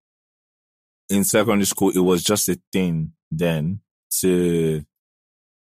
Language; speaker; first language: English; non-native, local second language; Igbo